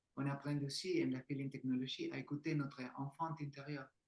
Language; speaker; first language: French; non-native, learner; Spanish